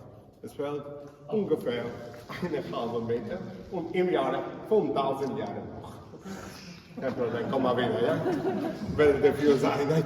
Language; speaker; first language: German; non-native, learner; Spanish